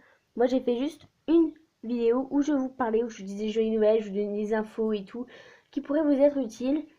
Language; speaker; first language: French; native; French